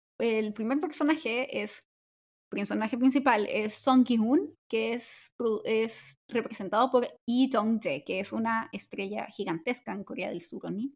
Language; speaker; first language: Spanish; native; Spanish